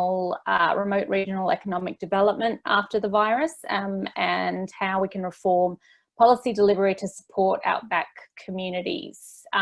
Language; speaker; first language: English; native; English